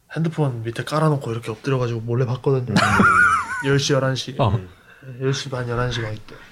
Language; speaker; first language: Korean; native; Korean